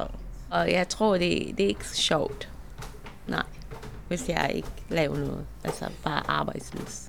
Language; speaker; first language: Danish; non-native, learner; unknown